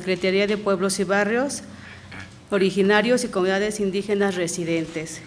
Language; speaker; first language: Spanish; non-native, local second language; Mixtepec Mixtec